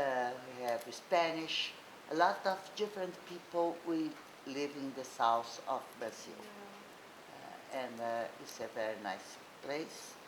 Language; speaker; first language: English; non-native, learner; Portuguese